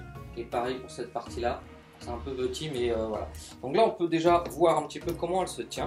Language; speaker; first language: French; native; French